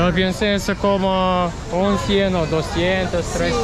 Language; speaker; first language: Spanish; non-native, learner; Russian